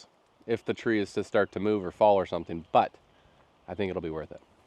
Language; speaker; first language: English; native; English